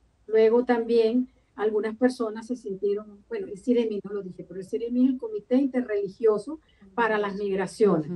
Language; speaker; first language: Spanish; native; Spanish